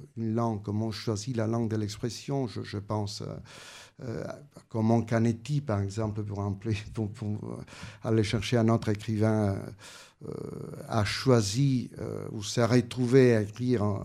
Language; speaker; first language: French; non-native, fluent; Italian